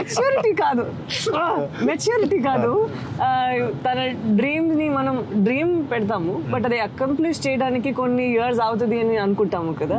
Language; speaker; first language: Telugu; non-native, fluent; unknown